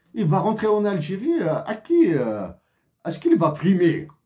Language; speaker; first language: French; non-native, local second language; Kabyle